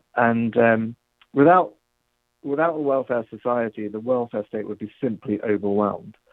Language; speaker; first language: English; native; English